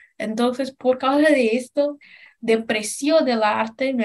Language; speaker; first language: Spanish; non-native, learner; Portuguese